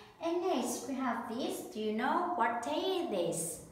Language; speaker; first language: English; non-native, fluent; Vietnamese